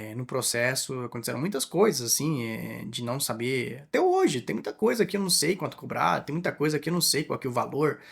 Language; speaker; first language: Portuguese; non-native, fluent; Spanish